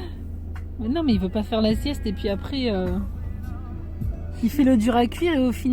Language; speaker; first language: French; native; French